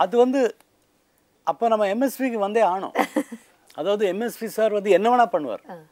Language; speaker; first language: Tamil; native; Tamil